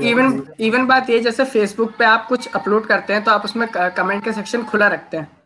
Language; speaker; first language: Hindi; native; Hindi